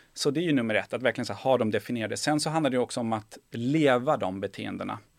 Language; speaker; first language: Swedish; early bilingual, other home language; Persian